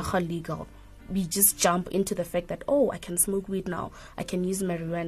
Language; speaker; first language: English; non-native, local second language; Northern Sotho